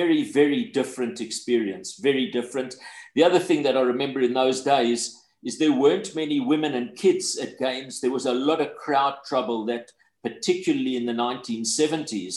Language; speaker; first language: English; native; English